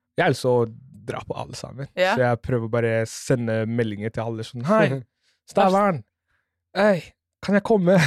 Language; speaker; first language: Norwegian; non-native, fluent; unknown